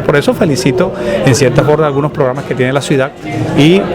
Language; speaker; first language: Spanish; native; Spanish